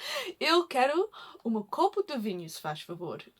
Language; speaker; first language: Portuguese; non-native, learner; English